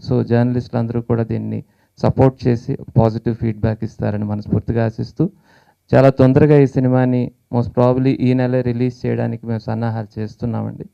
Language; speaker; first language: Telugu; native; Telugu